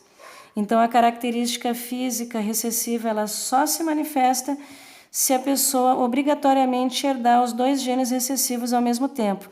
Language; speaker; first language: Portuguese; native; Portuguese